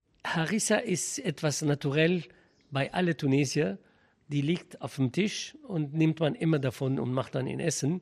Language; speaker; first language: German; non-native, fluent; Arabic